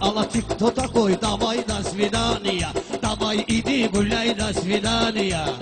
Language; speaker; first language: Russian; non-native, learner; Talysh